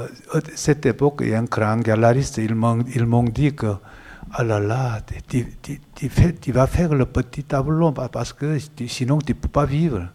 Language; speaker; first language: French; non-native, learner; Korean